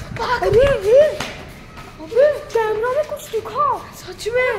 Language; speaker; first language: Hindi; native; Hindi